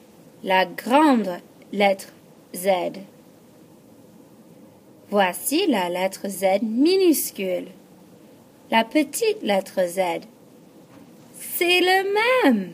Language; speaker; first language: French; non-native, fluent; English